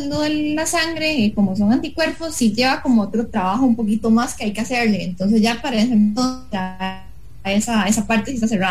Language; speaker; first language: Spanish; native; Spanish